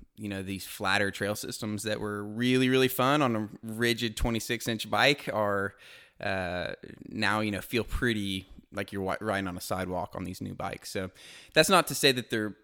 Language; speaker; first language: English; native; English